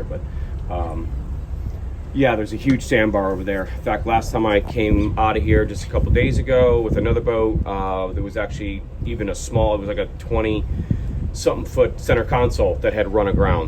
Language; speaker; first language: English; native; English